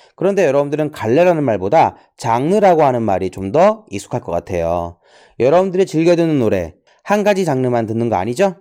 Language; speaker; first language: Korean; native; Korean